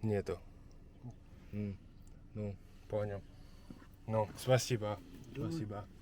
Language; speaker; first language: Russian; non-native, learner; English